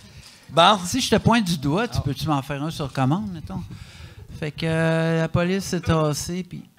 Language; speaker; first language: French; native; French